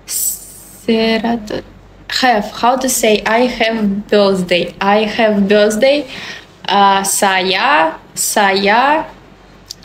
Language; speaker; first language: English; non-native, learner; Russian